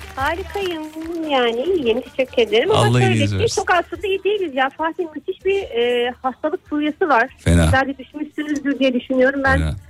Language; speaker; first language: Turkish; native; Turkish